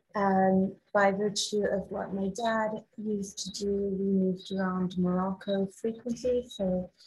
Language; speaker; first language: English; non-native, fluent; Arabic